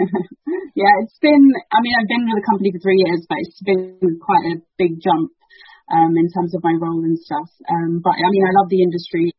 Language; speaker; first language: English; early bilingual, other home language; Persian